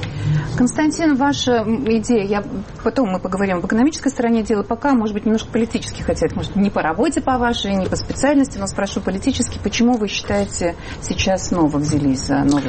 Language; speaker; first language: Russian; native; Russian